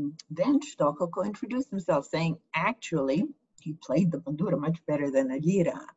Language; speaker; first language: English; early bilingual, other home language; Ukrainian